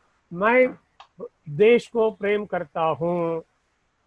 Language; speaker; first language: Hindi; non-native, learner; Tamil